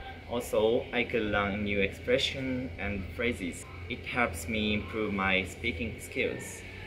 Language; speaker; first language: English; non-native, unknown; Japanese